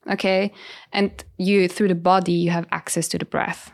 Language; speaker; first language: English; non-native, fluent; Italian